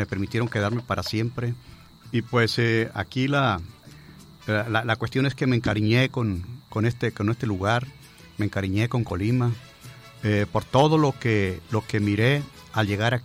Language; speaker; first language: Spanish; native; Spanish